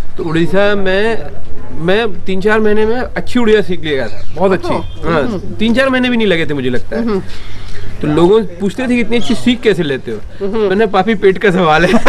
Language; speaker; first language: Hindi; native; Hindi